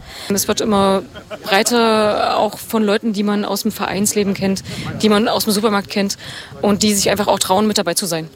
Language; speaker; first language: German; native; German